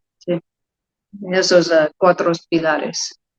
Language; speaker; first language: Spanish; non-native, learner; English